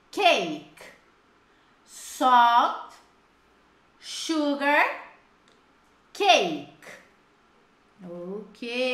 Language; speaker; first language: English; non-native, fluent; Portuguese